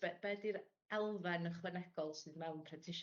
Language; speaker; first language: Welsh; native; Welsh